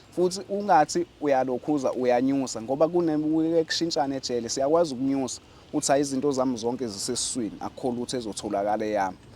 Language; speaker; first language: Zulu; native; Zulu